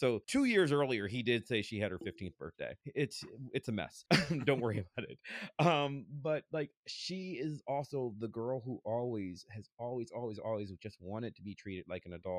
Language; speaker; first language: English; native; English